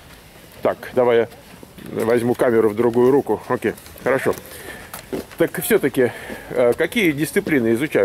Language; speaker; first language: Russian; native; Russian